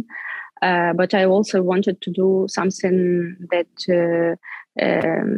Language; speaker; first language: English; non-native, fluent; Ukrainian